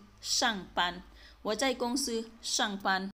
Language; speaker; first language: Chinese; non-native, fluent; Thai